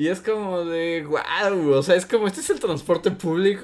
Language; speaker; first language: Spanish; native; Spanish